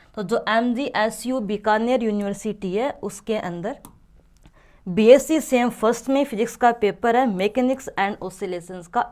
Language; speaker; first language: Hindi; native; Hindi